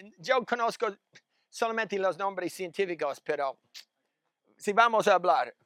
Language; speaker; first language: Spanish; non-native, learner; English